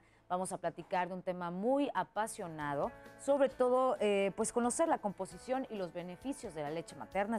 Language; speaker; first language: Spanish; native; Spanish